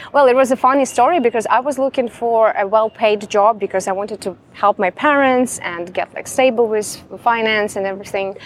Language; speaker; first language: English; non-native, fluent; Russian